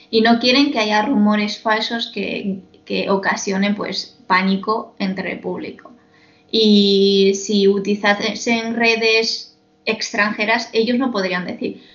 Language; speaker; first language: Spanish; non-native, fluent; Chinese